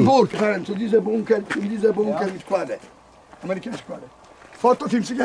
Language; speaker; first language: German; non-native, learner; Polish